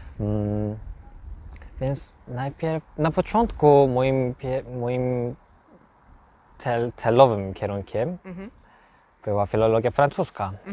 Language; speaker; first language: Polish; non-native, learner; Korean